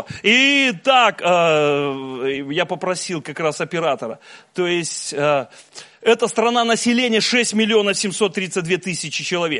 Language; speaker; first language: Russian; native; Russian